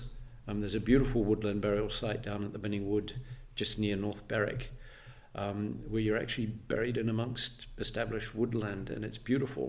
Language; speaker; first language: English; native; English